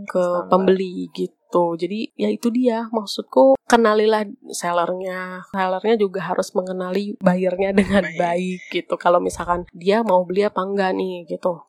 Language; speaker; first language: Indonesian; native; Indonesian